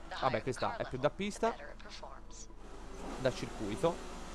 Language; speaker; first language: Italian; native; Italian